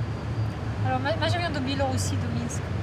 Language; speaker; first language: French; non-native, fluent; Russian